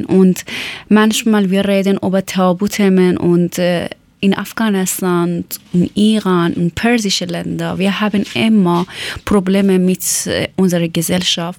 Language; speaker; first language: German; non-native, learner; Persian